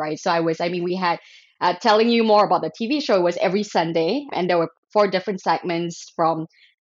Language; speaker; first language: English; non-native, local second language; Chinese